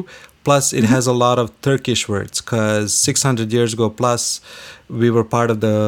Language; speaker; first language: English; non-native, fluent; Bosnian